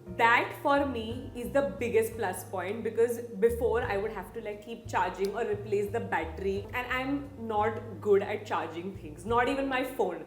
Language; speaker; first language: English; non-native, local second language; Hindi